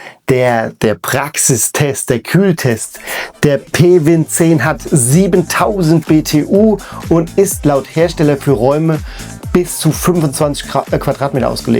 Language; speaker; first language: German; native; German